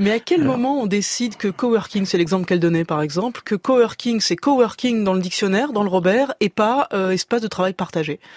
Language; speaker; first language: French; native; French